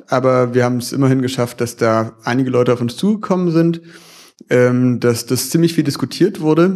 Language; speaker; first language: German; native; German